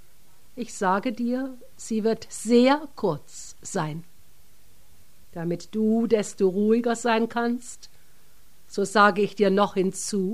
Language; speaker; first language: German; native; German